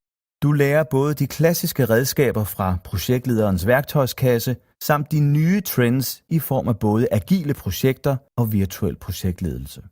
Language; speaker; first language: Danish; native; Danish